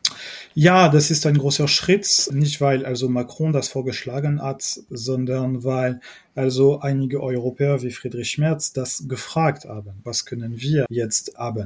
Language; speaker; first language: German; non-native, fluent; French